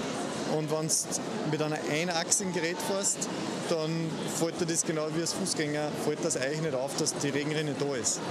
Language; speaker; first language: German; native; German